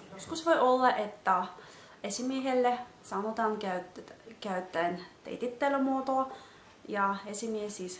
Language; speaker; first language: Finnish; non-native, fluent; Russian